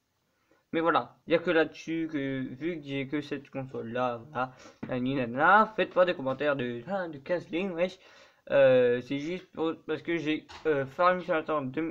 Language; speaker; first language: French; native; French